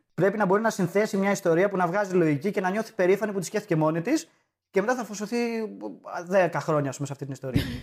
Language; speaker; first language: Greek; native; Greek